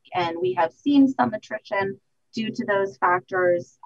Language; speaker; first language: English; native; English